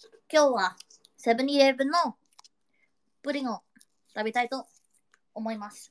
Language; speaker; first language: Japanese; non-native, learner; Indonesian